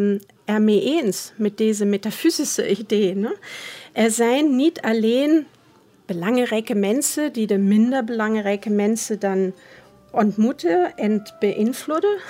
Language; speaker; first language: Dutch; non-native, fluent; German